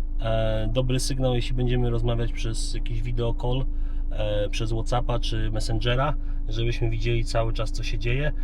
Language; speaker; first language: Polish; native; Polish